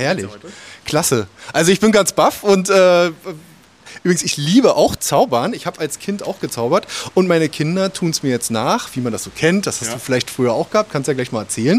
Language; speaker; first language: German; native; German